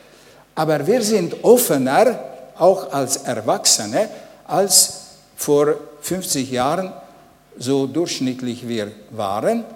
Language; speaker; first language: German; non-native, fluent; Hungarian